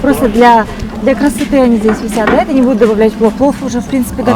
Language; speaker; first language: Russian; native; Russian